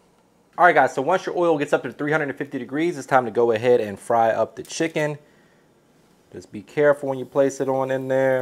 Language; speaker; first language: English; native; English